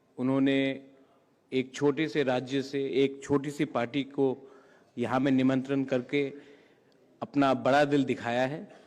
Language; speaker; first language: Hindi; non-native, local second language; Kok Borok